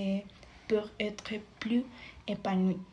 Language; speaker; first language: French; non-native, fluent; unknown